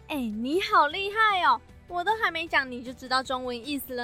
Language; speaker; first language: Chinese; native; Chinese